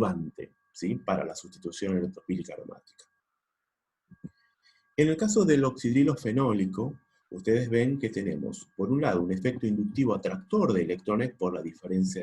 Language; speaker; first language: Spanish; native; Spanish